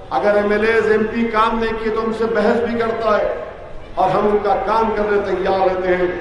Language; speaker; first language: Urdu; native; Urdu